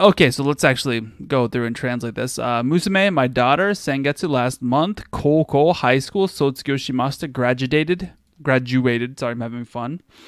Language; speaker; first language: English; native; English